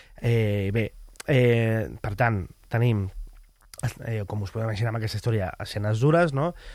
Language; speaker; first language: Catalan; native; Catalan